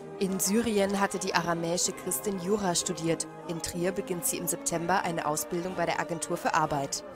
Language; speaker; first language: German; native; German